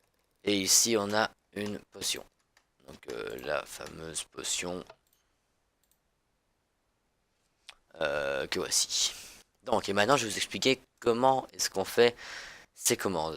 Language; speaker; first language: French; native; French